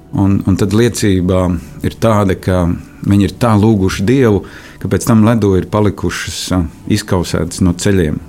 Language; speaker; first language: Latvian; native; Latvian